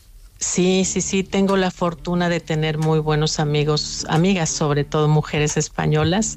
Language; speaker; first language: Spanish; native; Spanish